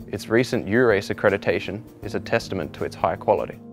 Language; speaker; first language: English; native; English